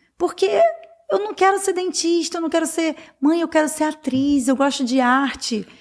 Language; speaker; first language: Portuguese; native; Portuguese